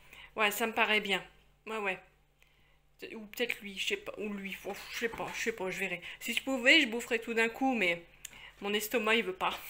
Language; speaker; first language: French; native; French